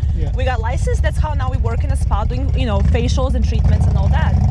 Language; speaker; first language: English; non-native, fluent; Serbian